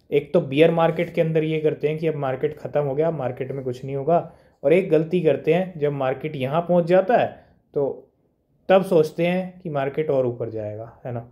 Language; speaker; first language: Hindi; native; Hindi